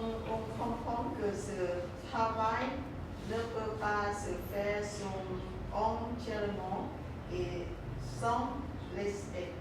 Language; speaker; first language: French; non-native, learner; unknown